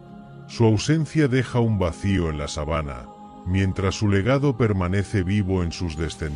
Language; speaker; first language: Spanish; native; Spanish